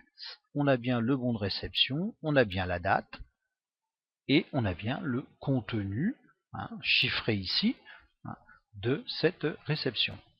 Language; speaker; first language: French; native; French